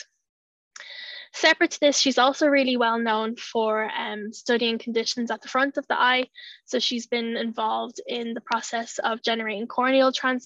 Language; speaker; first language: English; native; English